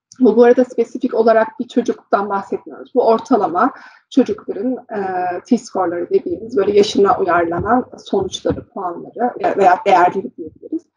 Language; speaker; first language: Turkish; early bilingual, heritage; Turkish